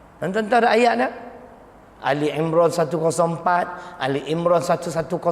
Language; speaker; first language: Malay; native; Malay